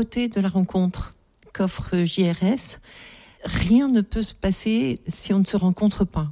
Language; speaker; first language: French; native; French